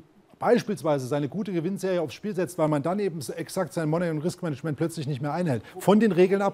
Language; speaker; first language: German; native; German